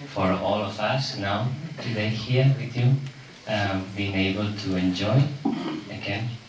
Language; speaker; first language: English; non-native, learner; Spanish